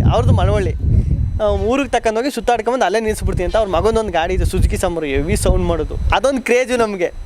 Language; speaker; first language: Kannada; native; Kannada